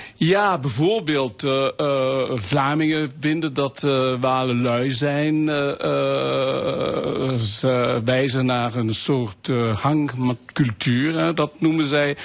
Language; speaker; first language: Dutch; non-native, local second language; French